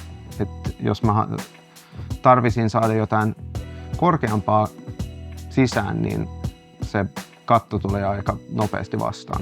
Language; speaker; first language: Finnish; non-native, local second language; Swedish